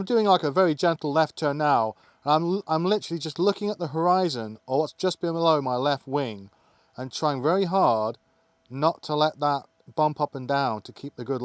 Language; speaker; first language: English; native; English